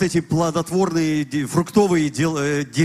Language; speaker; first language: Russian; native; Russian